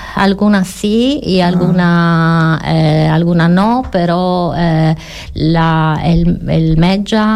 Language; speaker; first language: Catalan; non-native, learner; Italian